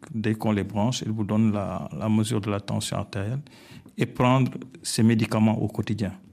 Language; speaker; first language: French; non-native, local second language; Wolof